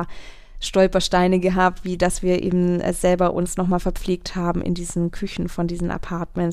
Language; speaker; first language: German; native; German